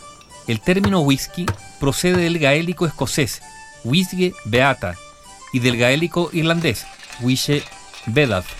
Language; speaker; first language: Spanish; native; Spanish